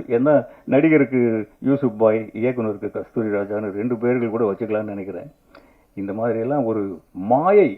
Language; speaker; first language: Tamil; native; Tamil